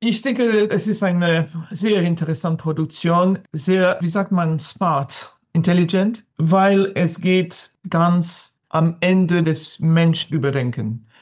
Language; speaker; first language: German; non-native, learner; French